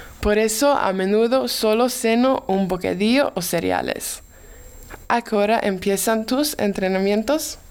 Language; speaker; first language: Spanish; non-native, learner; Swedish